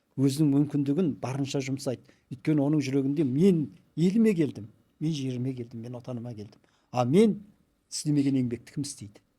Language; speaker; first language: Kazakh; early bilingual, heritage; Kazakh